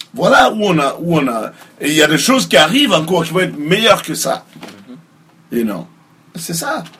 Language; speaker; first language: French; non-native, local second language; Mossi